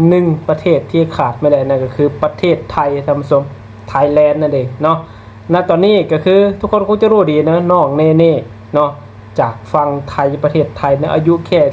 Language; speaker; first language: Thai; non-native, local second language; Lao